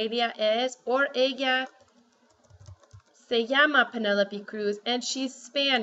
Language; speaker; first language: Spanish; non-native, fluent; English